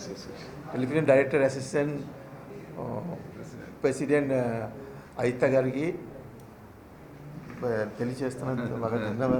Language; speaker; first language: Telugu; non-native, local second language; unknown